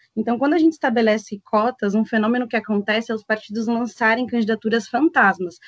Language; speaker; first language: Portuguese; native; Portuguese